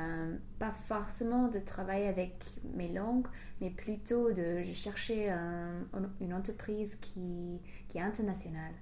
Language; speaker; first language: French; non-native, fluent; English